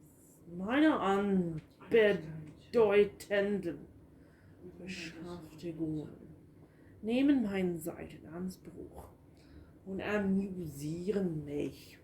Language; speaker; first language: German; non-native, learner; English